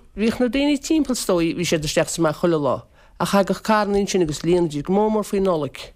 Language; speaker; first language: Irish; native; Irish